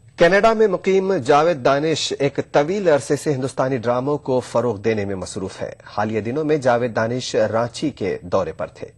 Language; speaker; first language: Urdu; native; Urdu